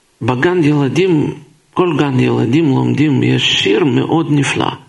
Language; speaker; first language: Hebrew; non-native, fluent; Russian